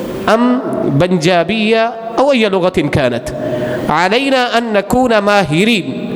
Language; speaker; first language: Arabic; non-native, fluent; Urdu